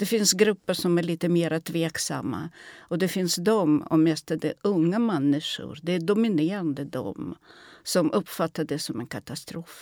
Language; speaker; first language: Swedish; non-native, fluent; Russian